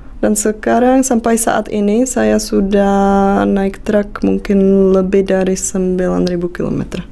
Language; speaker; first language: Indonesian; non-native, fluent; Czech